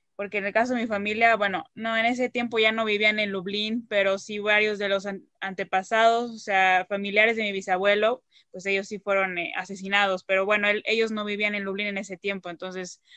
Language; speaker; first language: Spanish; native; Spanish